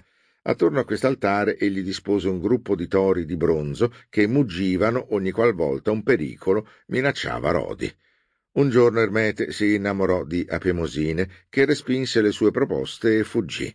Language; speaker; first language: Italian; native; Italian